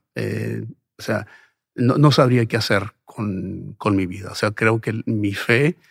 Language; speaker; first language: Spanish; native; Spanish